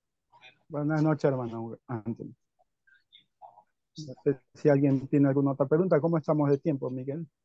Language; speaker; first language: Spanish; native; Spanish